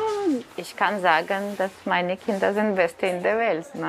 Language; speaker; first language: German; non-native, fluent; Russian